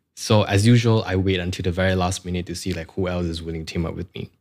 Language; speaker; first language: English; non-native, local second language; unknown